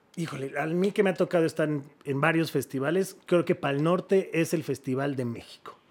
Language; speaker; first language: Spanish; native; Spanish